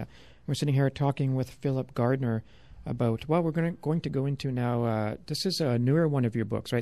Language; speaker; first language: English; native; English